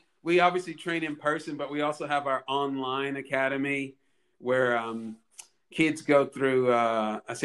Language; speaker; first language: English; native; English